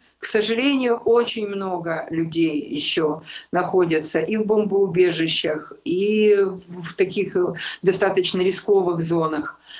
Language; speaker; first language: Russian; non-native, local second language; Ukrainian